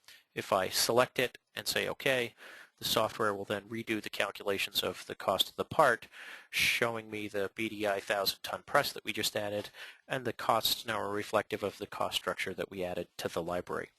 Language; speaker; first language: English; native; English